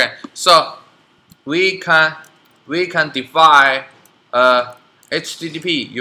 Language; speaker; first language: English; non-native, learner; Chinese